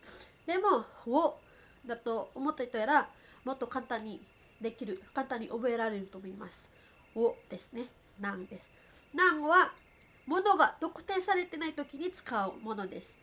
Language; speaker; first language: Japanese; non-native, fluent; Filipino